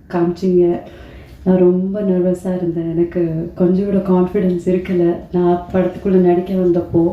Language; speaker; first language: Tamil; native; Tamil